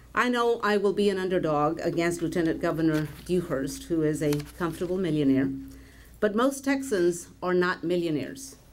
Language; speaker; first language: English; early bilingual, other home language; Spanish